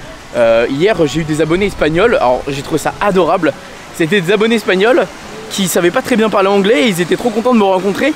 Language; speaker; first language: French; native; French